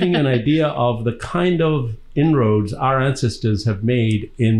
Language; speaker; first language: English; non-native, local second language; Gujarati